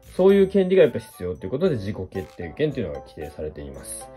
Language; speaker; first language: Japanese; native; Japanese